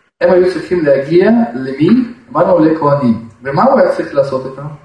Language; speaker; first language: Hebrew; non-native, fluent; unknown